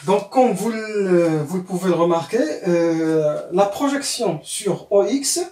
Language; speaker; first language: French; non-native, local second language; Arabic